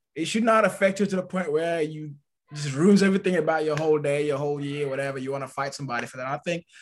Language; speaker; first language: English; early bilingual, other home language; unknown